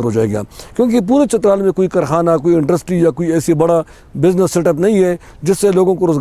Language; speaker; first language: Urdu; non-native, local second language; Khowar